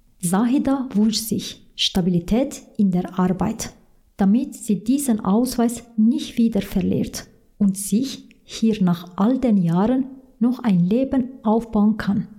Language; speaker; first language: German; non-native, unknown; Turkish